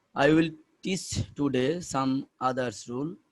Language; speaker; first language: English; non-native, local second language; Bangla